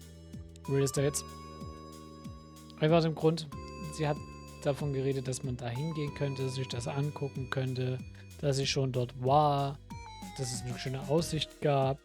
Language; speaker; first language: German; native; German